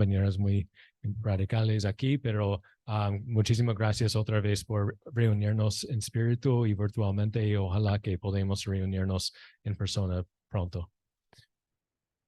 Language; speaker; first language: Spanish; non-native, fluent; English